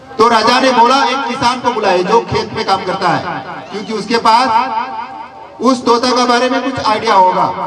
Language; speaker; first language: Hindi; non-native, local second language; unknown